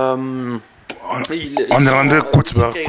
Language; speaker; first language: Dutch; non-native, learner; Lingala